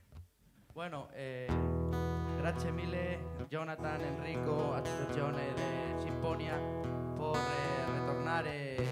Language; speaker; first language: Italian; non-native, learner; Spanish